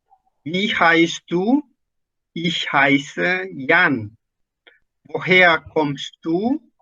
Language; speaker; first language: German; non-native, fluent; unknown